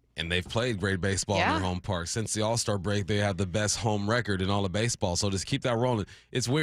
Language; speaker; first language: English; native; English